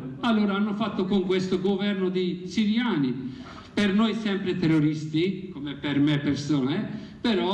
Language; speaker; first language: Italian; non-native, learner; Kurdish